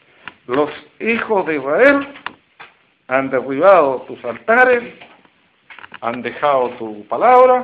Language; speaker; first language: Spanish; native; Spanish